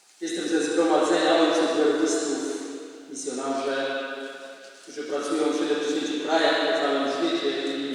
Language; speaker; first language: Polish; non-native, fluent; Indonesian